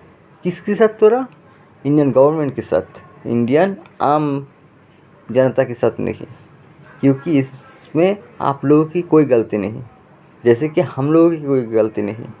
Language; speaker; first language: Hindi; non-native, fluent; Bangla